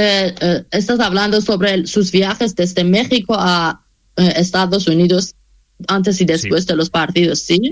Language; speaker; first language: Spanish; non-native, fluent; Persian